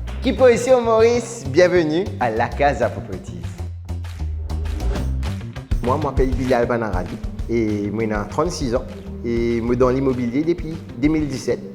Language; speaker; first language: French; non-native, local second language; Morisyen